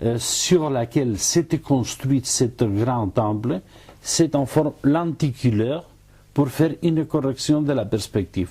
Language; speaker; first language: French; non-native, learner; Catalan